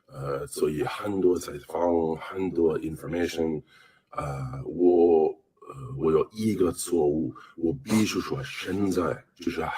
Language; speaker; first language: Chinese; non-native, learner; English